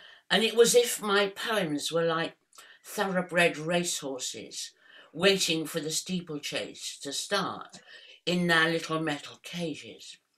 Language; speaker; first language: English; native; English